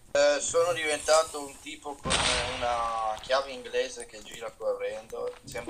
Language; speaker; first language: Italian; native; Italian